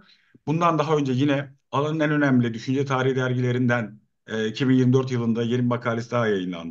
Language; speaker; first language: Turkish; native; Turkish